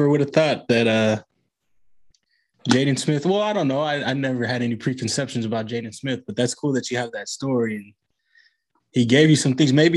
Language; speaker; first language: English; native; English